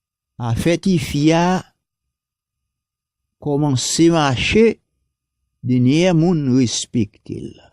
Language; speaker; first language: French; non-native, local second language; Haitian Creole